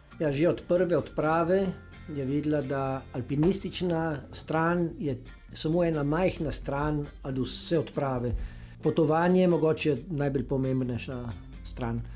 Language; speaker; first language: Slovenian; native; Slovenian